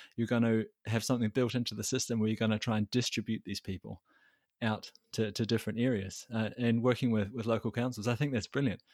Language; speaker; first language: English; native; English